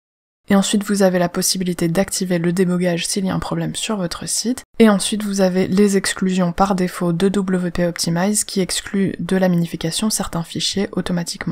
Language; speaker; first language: French; native; French